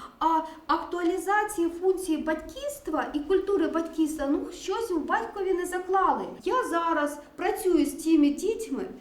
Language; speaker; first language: Ukrainian; native; Ukrainian